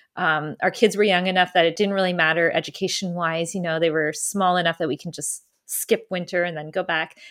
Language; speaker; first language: English; early bilingual, other home language; German